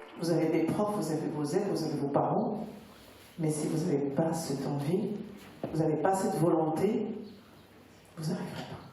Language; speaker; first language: French; non-native, local second language; Arabic